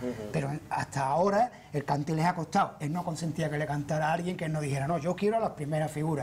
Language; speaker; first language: Spanish; native; Spanish